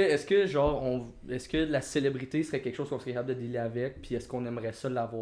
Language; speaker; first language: French; native; French